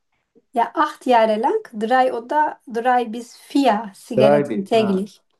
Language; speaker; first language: German; non-native, learner; Turkish